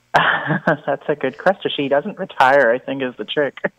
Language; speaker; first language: English; native; English